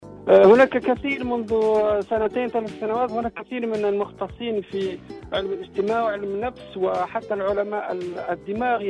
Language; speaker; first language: Arabic; non-native, fluent; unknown